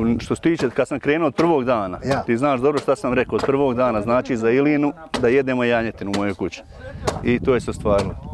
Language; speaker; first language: Bosnian; native; Bosnian